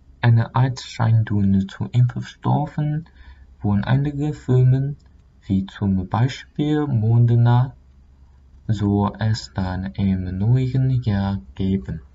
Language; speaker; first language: German; non-native, learner; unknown